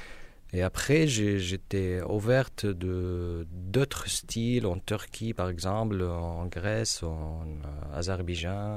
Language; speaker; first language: French; non-native, learner; Arabic